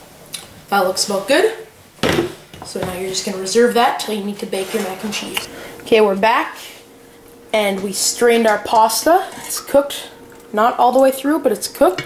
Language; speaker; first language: English; native; English